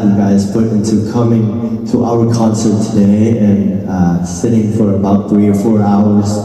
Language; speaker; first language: English; non-native, learner; Thai